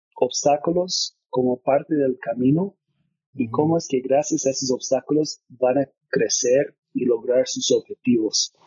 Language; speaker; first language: Spanish; non-native, fluent; English